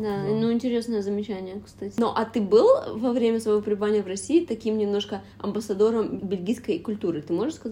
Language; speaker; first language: Russian; native; Russian